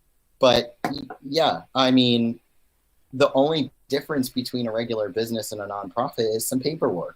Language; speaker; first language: English; native; English